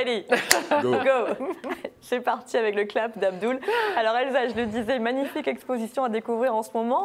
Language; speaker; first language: French; native; French